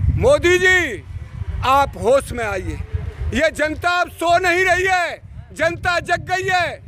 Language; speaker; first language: Hindi; native; Hindi